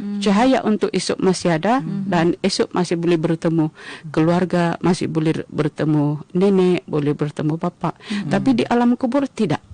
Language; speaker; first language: Malay; non-native, local second language; Central Dusun